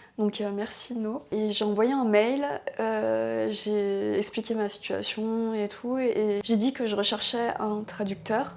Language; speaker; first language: French; native; French